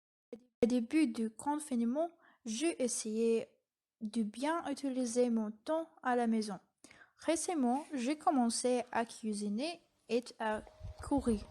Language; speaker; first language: French; non-native, learner; Lithuanian